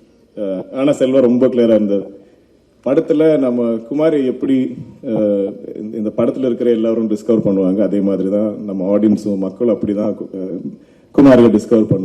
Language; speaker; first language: Tamil; non-native, local second language; Malayalam